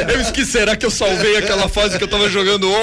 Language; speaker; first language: Portuguese; native; Portuguese